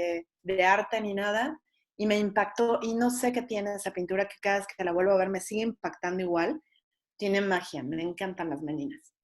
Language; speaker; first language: Spanish; native; Spanish